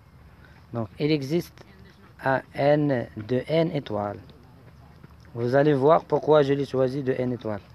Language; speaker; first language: French; non-native, local second language; Arabic